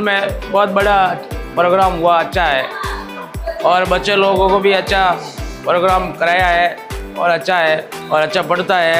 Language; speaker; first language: Hindi; non-native, local second language; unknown